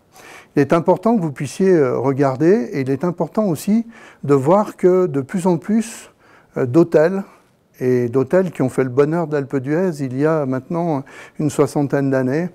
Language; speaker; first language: French; native; French